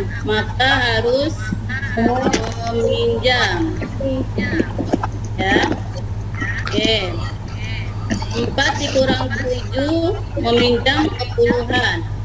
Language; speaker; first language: Indonesian; native; Indonesian